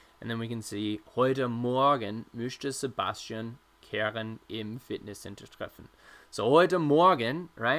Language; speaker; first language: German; non-native, fluent; English